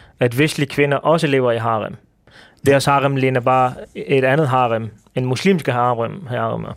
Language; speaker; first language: Danish; early bilingual, other home language; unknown